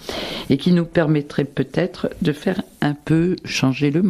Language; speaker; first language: French; native; French